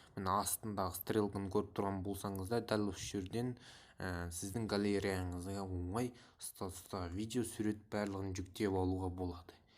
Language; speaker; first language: Kazakh; non-native, local second language; Russian